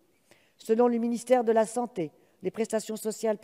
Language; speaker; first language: French; native; French